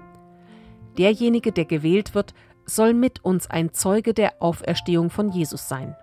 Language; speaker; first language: German; native; German